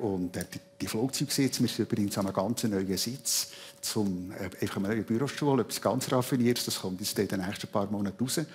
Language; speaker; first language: German; native; German